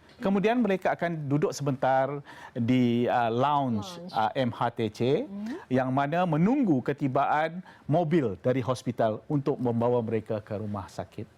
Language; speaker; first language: Malay; native; Malay